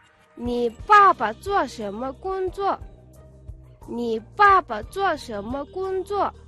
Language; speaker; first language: Chinese; non-native, fluent; Mongolian